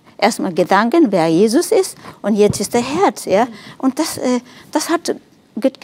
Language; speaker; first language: German; non-native, fluent; Nepali